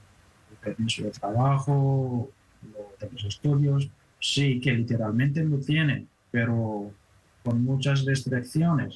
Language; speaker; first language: Spanish; non-native, fluent; Persian